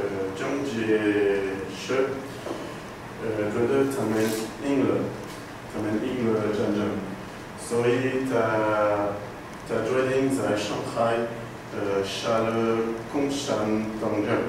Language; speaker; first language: Chinese; non-native, learner; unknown